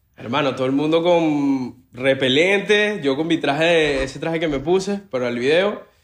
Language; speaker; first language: Spanish; native; Spanish